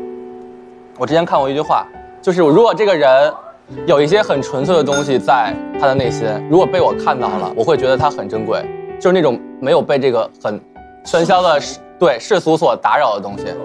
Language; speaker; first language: Chinese; native; Chinese